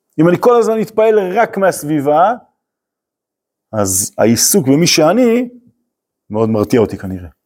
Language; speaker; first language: Hebrew; native; Hebrew